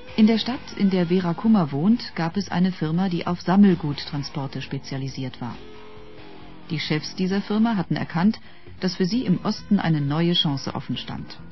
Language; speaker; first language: German; native; German